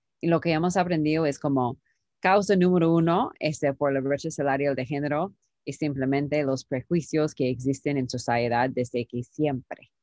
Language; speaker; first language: Spanish; non-native, fluent; English